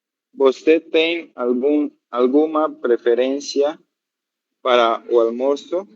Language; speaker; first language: Portuguese; non-native, learner; Spanish